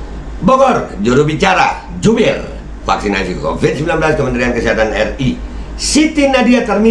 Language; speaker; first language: Indonesian; native; Indonesian